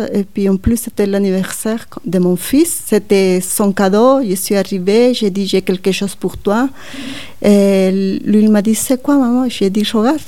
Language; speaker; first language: French; non-native, learner; Spanish